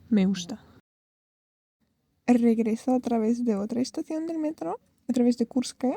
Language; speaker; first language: Spanish; non-native, fluent; Russian